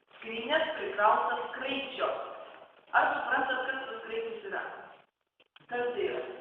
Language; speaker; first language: Lithuanian; native; Lithuanian